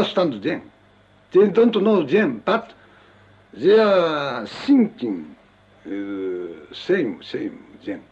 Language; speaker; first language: English; non-native, learner; Japanese